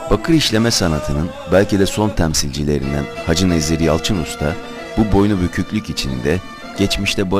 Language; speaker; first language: Turkish; native; Turkish